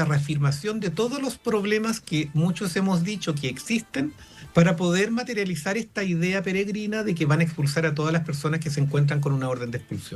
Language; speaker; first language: Spanish; native; Spanish